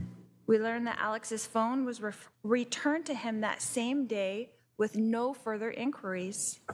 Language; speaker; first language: English; native; English